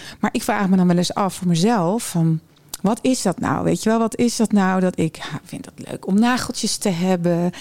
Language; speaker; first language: Dutch; early bilingual, other home language; German